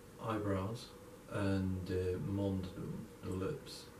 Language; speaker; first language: Dutch; non-native, fluent; English